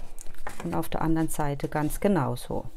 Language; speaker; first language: German; native; German